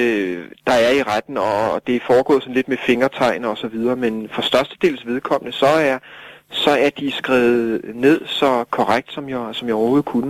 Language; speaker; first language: Danish; native; Danish